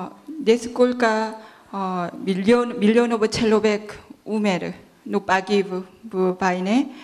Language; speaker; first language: Russian; non-native, learner; Korean